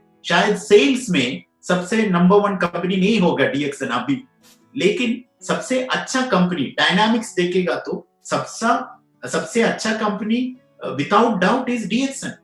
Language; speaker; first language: Hindi; non-native, local second language; Malayalam